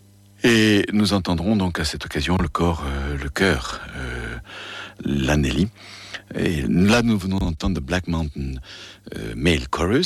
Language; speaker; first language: French; native; French